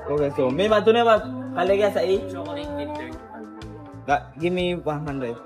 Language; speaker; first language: Filipino; non-native, learner; Spanish